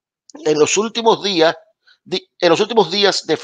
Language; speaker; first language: Spanish; native; Spanish